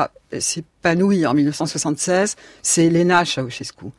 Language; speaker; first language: French; native; French